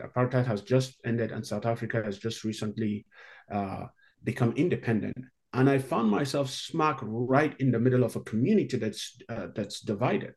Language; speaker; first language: English; non-native, local second language; Hausa